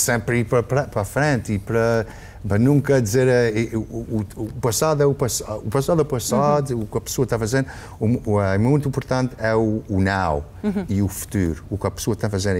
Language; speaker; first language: Portuguese; early bilingual, heritage; English